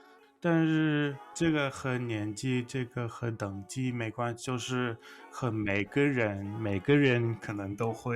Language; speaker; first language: Chinese; non-native, fluent; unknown